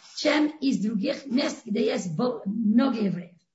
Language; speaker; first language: Russian; non-native, fluent; English